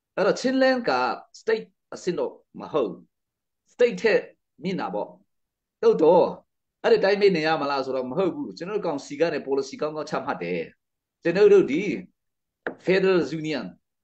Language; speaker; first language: Burmese; non-native, local second language; Hakha Chin